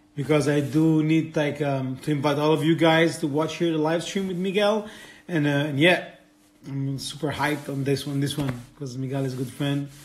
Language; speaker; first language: English; non-native, fluent; Italian